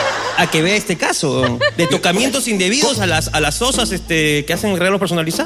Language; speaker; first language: Spanish; native; Spanish